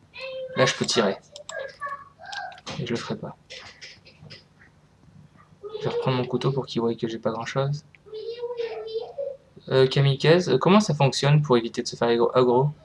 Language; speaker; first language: French; native; French